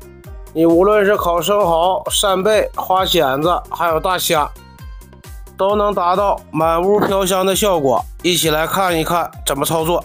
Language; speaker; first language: Chinese; native; Chinese